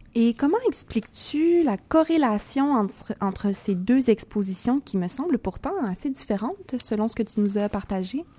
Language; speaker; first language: French; native; French